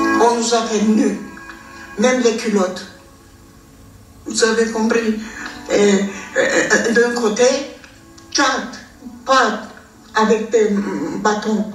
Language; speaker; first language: French; non-native, fluent; Armenian